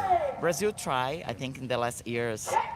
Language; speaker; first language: English; non-native, learner; Portuguese